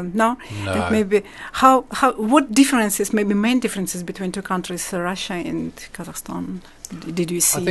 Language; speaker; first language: English; non-native, learner; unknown